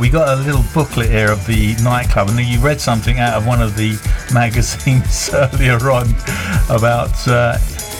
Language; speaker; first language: English; native; English